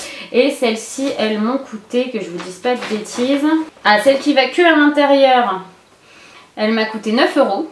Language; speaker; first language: French; native; French